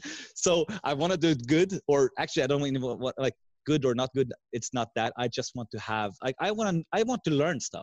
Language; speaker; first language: English; non-native, fluent; Swedish